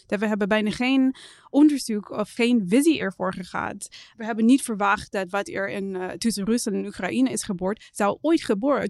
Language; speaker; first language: Dutch; non-native, fluent; English